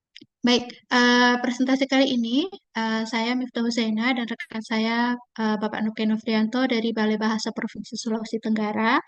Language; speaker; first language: Indonesian; native; Indonesian